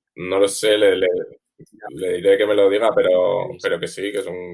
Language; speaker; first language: Spanish; native; Spanish